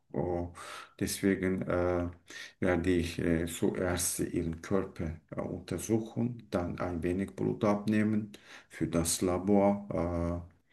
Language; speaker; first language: German; non-native, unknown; Turkish